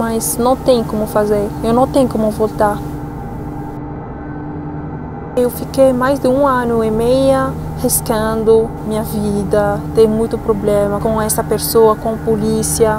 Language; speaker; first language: Portuguese; non-native, learner; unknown